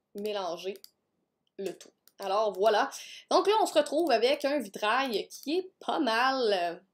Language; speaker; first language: French; native; French